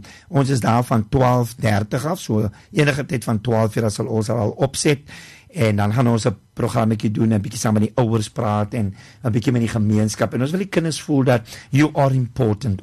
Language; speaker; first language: Afrikaans; native; Afrikaans